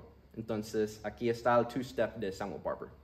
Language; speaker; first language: Spanish; early bilingual, heritage; Spanish